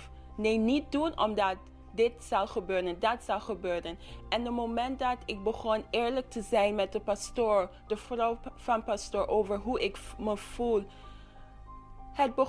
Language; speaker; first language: Dutch; non-native, local second language; English